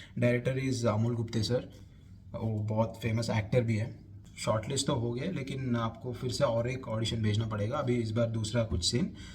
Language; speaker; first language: Hindi; non-native, local second language; Telugu